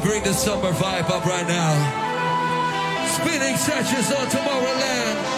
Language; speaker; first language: English; non-native, fluent; Dutch